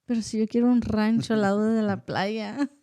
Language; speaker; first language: Spanish; early bilingual, heritage; Spanish